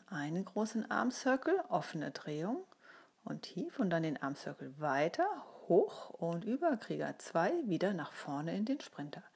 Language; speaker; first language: German; native; German